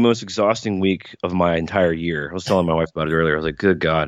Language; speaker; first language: English; native; English